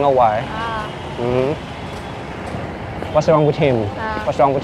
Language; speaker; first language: English; non-native, learner; Vietnamese